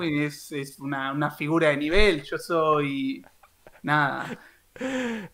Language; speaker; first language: Spanish; native; Spanish